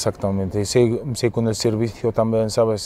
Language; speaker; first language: Spanish; non-native, fluent; Arabic